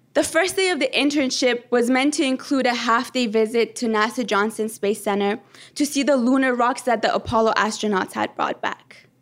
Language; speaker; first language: English; early bilingual, other home language; Persian